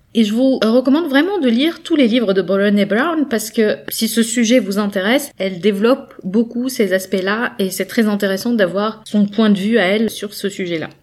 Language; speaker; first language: French; native; French